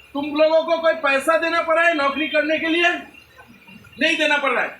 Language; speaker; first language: Hindi; non-native, local second language; Bangla